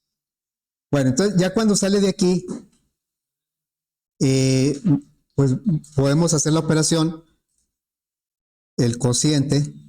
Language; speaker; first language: Spanish; native; Spanish